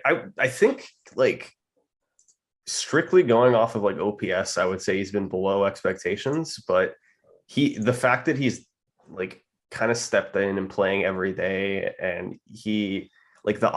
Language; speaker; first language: English; native; English